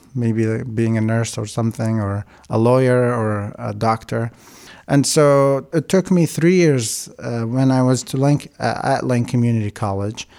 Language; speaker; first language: English; non-native, fluent; Syriac